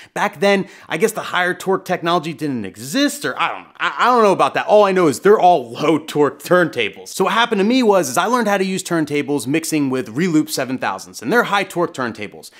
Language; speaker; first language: English; native; English